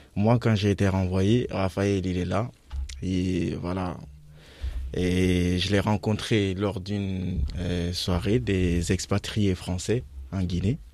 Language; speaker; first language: French; non-native, local second language; Fula